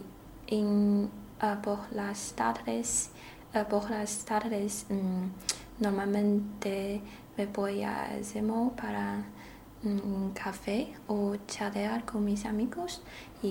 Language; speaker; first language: Spanish; non-native, learner; Chinese